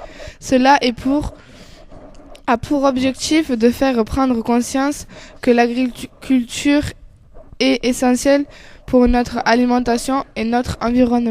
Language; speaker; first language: French; native; French